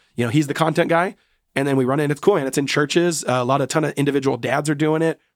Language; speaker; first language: English; native; English